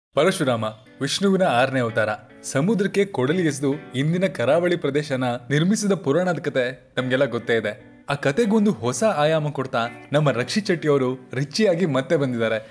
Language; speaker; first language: Kannada; native; Kannada